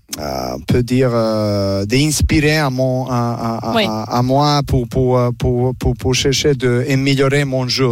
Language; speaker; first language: French; non-native, learner; Serbian